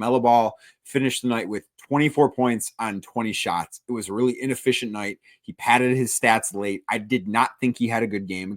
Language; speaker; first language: English; native; English